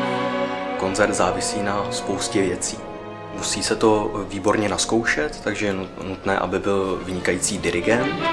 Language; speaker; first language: Czech; native; Czech